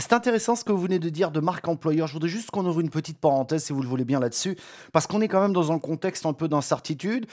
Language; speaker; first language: French; native; French